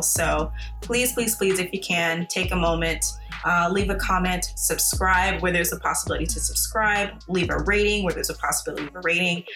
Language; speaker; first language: English; native; English